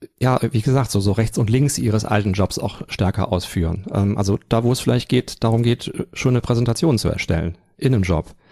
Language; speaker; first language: German; native; German